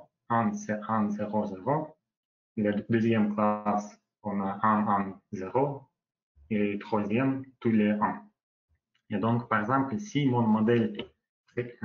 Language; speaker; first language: French; non-native, learner; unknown